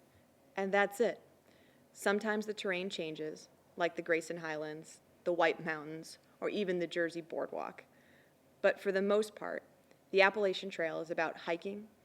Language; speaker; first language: English; native; English